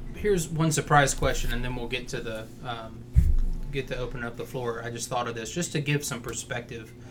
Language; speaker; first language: English; native; English